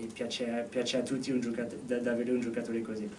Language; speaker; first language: Italian; non-native, fluent; French